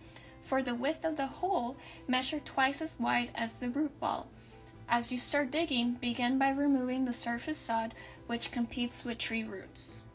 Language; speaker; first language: English; native; English